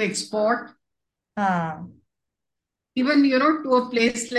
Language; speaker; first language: English; non-native, local second language; Hindi